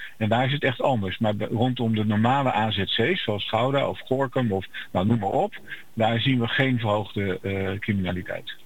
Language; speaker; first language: Dutch; native; Dutch